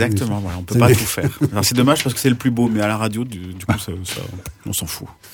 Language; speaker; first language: French; native; French